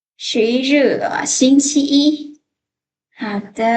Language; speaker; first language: Chinese; non-native, fluent; Lao